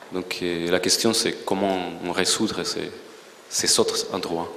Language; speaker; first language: French; non-native, fluent; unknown